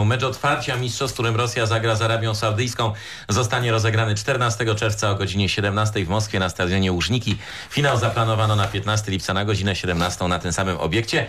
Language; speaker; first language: Polish; native; Polish